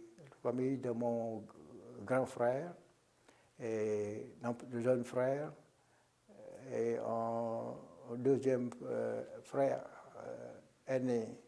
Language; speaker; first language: French; non-native, local second language; Vietnamese